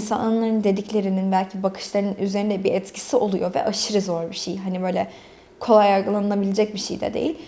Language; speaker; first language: Turkish; early bilingual, other home language; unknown